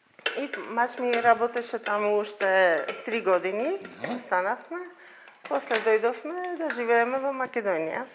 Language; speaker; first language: Macedonian; non-native, fluent; Armenian